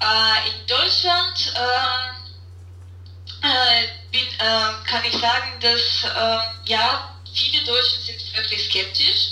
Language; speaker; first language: German; non-native, fluent; Russian